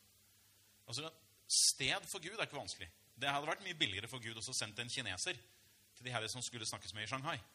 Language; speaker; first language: Norwegian; native; Norwegian